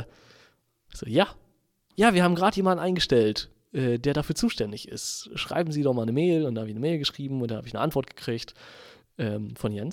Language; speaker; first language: German; native; German